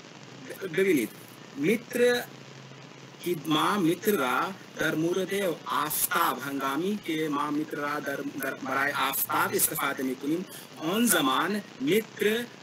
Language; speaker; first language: Persian; non-native, learner; Hindi